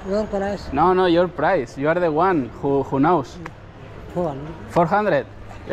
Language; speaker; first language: English; non-native, learner; Spanish